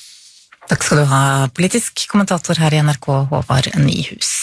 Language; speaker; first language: Norwegian; native; Norwegian